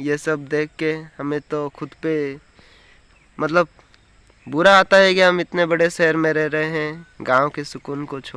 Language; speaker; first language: Hindi; non-native, local second language; Odia